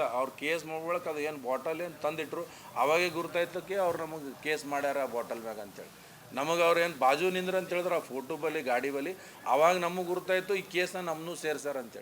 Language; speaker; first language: Kannada; native; Kannada